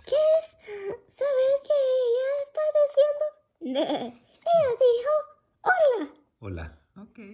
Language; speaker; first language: Spanish; early bilingual, heritage; Spanish